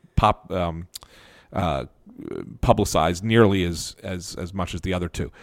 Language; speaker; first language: English; native; English